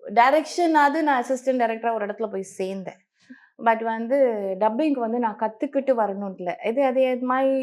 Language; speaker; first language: Tamil; native; Tamil